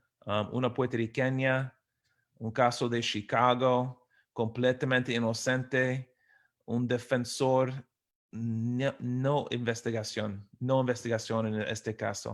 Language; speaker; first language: Spanish; non-native, fluent; English